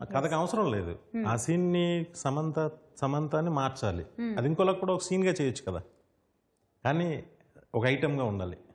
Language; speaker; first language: Telugu; native; Telugu